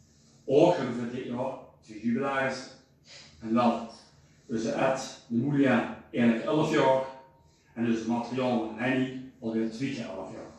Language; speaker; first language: Dutch; native; Dutch